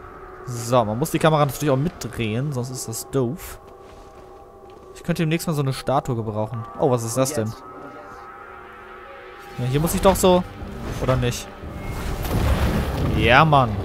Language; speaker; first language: German; native; German